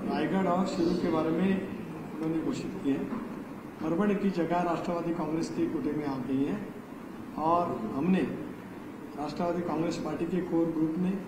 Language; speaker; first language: Hindi; non-native, local second language; Marathi